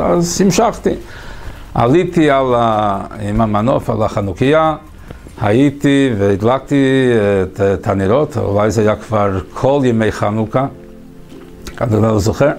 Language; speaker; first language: Hebrew; early bilingual, heritage; English